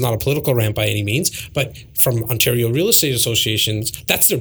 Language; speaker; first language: English; native; English